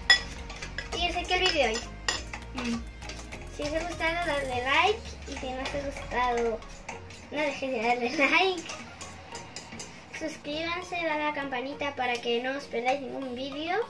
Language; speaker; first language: Spanish; early bilingual, heritage; Spanish